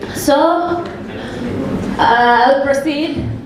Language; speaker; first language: English; non-native, local second language; Swahili